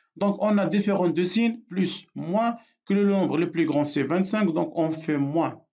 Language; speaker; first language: French; non-native, local second language; Arabic